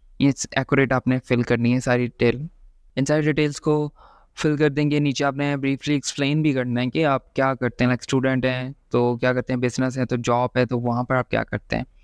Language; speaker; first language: Urdu; native; Urdu